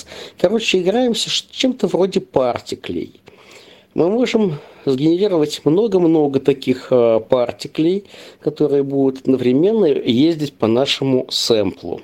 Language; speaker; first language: Russian; native; Russian